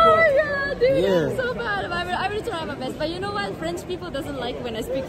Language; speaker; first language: English; non-native, fluent; Japanese